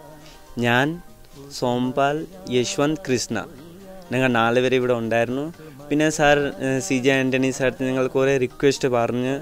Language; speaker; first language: Malayalam; early bilingual, other home language; Hindi